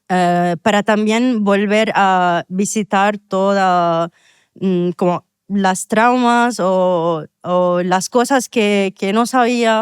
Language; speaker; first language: Spanish; non-native, fluent; Arabic